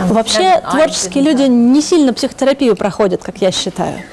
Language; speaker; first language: Russian; native; Russian